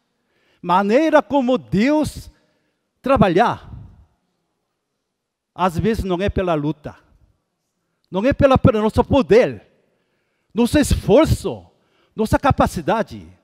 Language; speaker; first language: Portuguese; non-native, fluent; Korean